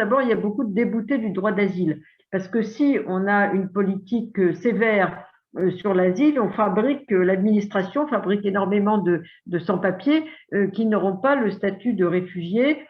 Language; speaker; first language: French; native; French